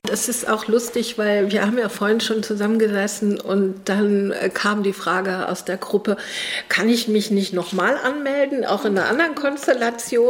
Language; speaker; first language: German; native; German